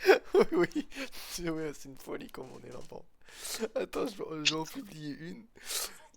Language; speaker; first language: French; native; French